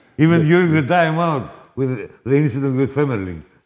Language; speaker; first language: English; non-native, fluent; Greek